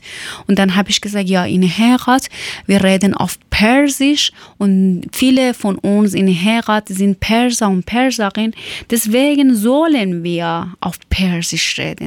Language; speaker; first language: German; non-native, learner; Persian